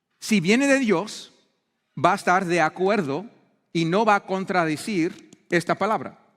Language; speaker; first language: Spanish; non-native, fluent; English